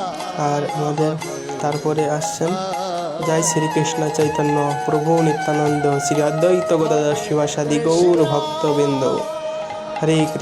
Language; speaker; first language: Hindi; non-native, local second language; Bangla